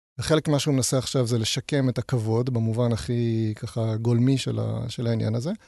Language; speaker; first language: Hebrew; native; Hebrew